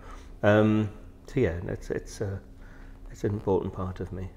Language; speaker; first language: English; native; English